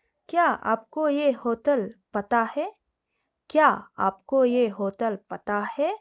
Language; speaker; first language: Hindi; non-native, fluent; Persian